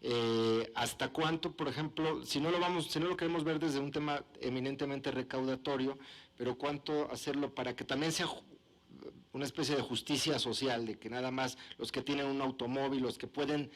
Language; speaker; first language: Spanish; native; Spanish